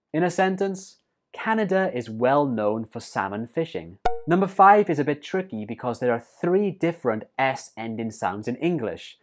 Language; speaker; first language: English; native; English